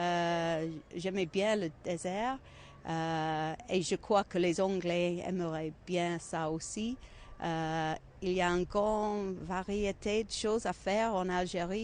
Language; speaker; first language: French; non-native, fluent; English